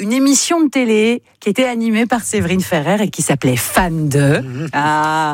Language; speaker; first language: French; native; French